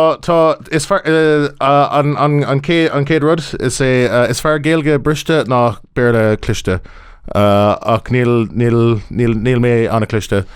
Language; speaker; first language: Irish; non-native, local second language; English